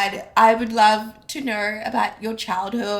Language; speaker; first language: English; native; English